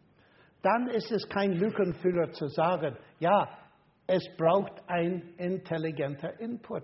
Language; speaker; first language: German; non-native, fluent; English